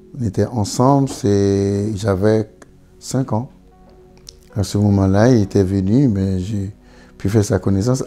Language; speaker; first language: French; non-native, local second language; Haitian Creole